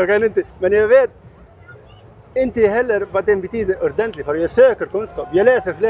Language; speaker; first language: Swedish; non-native, learner; Arabic